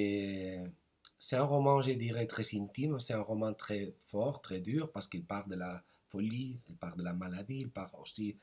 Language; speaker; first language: French; non-native, fluent; Spanish